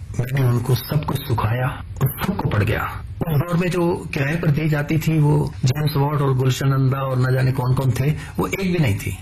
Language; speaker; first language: Hindi; non-native, local second language; Punjabi